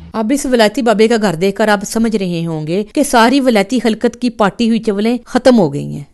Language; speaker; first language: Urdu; non-native, local second language; Punjabi